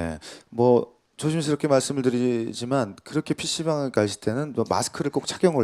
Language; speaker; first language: Korean; native; Korean